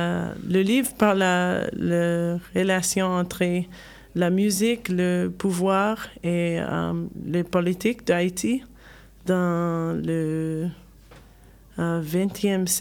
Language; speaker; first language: French; non-native, learner; English